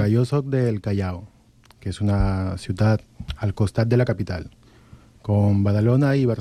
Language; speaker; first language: Catalan; non-native, fluent; Spanish